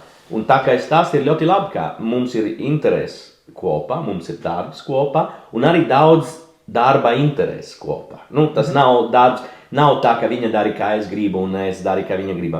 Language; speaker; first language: Latvian; non-native, learner; Italian